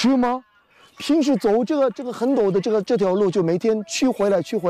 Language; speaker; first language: Chinese; non-native, fluent; Korean